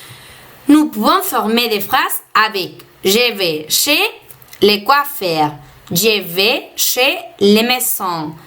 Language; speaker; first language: French; non-native, fluent; Spanish